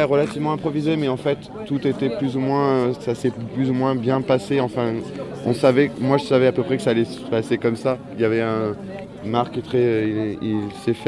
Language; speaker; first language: French; native; French